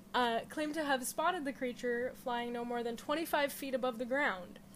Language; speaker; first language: English; native; English